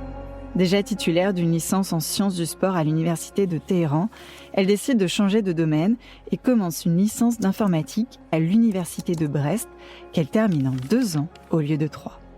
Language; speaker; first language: French; native; French